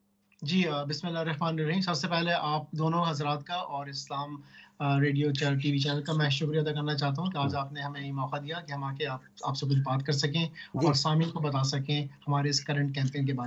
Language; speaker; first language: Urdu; early bilingual, other home language; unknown